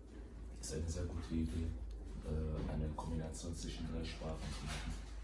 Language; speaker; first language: German; early bilingual, other home language; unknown